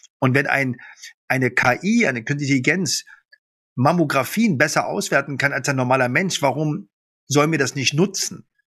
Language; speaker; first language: German; early bilingual, other home language; Arabic